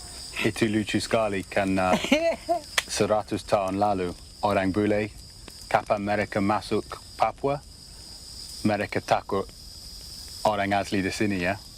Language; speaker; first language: Indonesian; non-native, learner; English